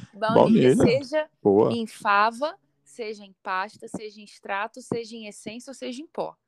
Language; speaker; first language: Portuguese; native; Portuguese